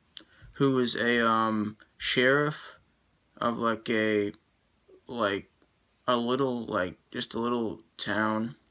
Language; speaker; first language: English; native; English